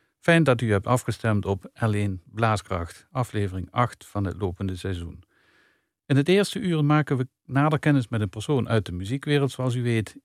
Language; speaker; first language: Dutch; native; Dutch